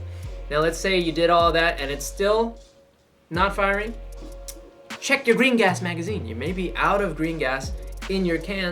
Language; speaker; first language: English; native; English